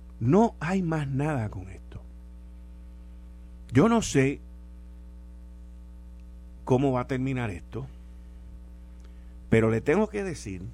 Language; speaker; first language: Spanish; native; Spanish